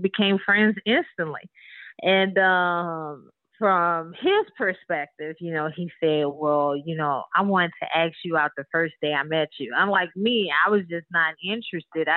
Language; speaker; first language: English; native; English